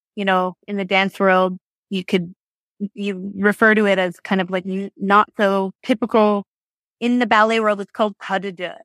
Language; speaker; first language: English; native; English